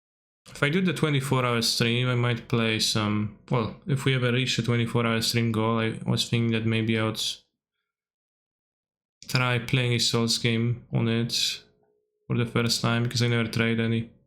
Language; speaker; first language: English; non-native, fluent; Polish